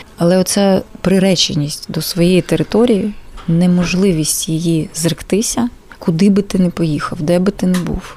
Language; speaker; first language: Ukrainian; non-native, local second language; Russian